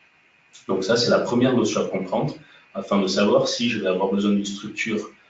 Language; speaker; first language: French; native; French